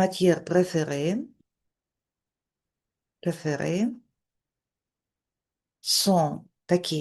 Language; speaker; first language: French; non-native, fluent; Russian